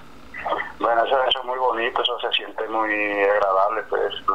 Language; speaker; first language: Spanish; native; Spanish